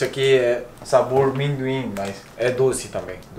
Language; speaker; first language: Portuguese; non-native, learner; Korean